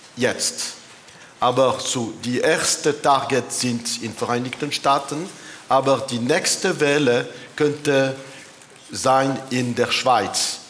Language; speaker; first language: German; non-native, learner; French